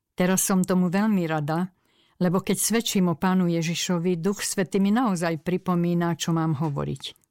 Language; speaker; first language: Slovak; early bilingual, other home language; Hungarian